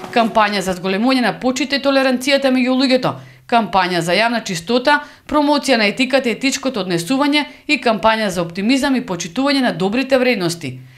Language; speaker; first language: Macedonian; native; Macedonian